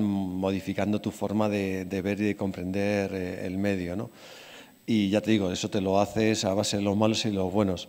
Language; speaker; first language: Spanish; native; Spanish